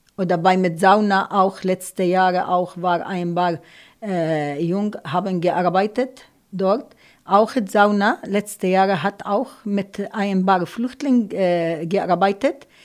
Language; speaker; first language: German; non-native, learner; Arabic